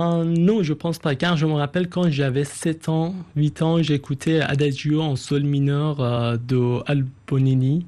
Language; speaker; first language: French; non-native, fluent; Persian